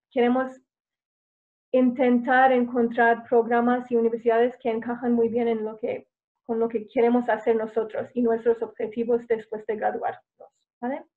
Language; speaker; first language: Spanish; non-native, fluent; English